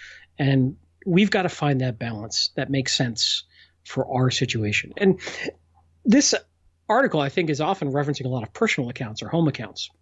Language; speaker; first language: English; native; English